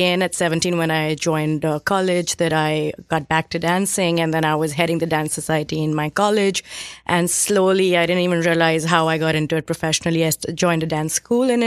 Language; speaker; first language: English; non-native, local second language; Hindi